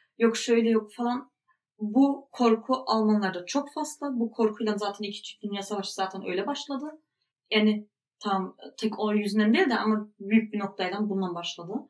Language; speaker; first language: Turkish; early bilingual, heritage; Turkish